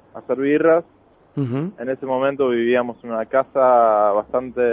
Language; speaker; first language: Spanish; non-native, fluent; Norwegian